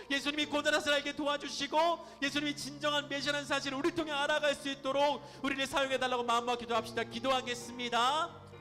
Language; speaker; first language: Korean; native; Korean